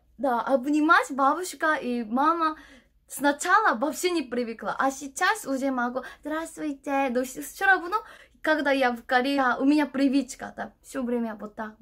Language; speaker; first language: Russian; non-native, learner; Korean